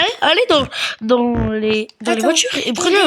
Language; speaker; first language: French; native; French